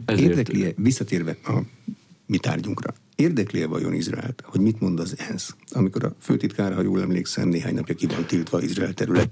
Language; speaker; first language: Hungarian; native; Hungarian